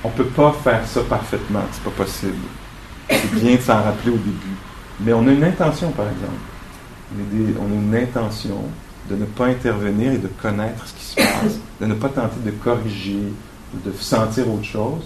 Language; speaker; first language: French; native; French